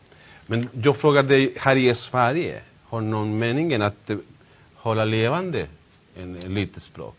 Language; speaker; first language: Swedish; non-native, fluent; Spanish